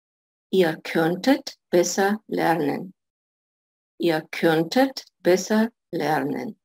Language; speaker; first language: German; non-native, fluent; Russian